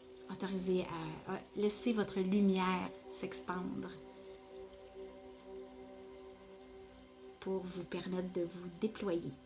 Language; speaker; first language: French; native; French